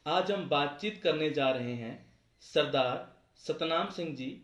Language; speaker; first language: Hindi; non-native, local second language; Punjabi